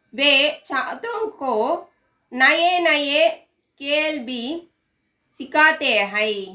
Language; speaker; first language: Hindi; non-native, local second language; Tamil